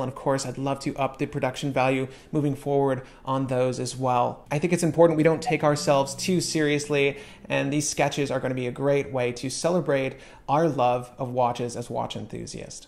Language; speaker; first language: English; native; English